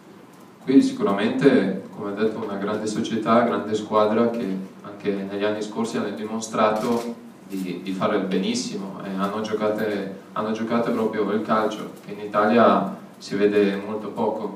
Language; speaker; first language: Italian; non-native, fluent; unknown